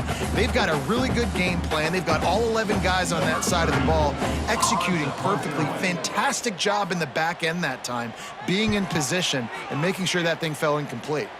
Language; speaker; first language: English; native; English